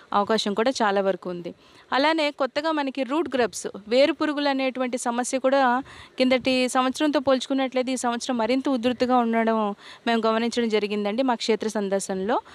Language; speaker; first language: Telugu; native; Telugu